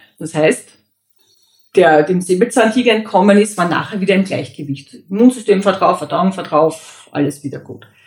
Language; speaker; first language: German; native; German